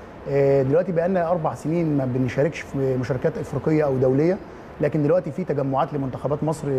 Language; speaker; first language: Arabic; native; Arabic